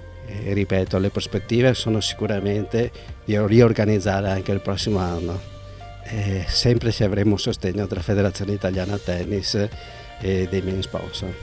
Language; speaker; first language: Italian; native; Italian